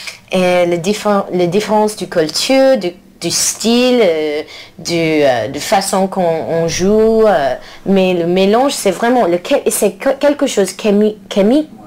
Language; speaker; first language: French; non-native, learner; English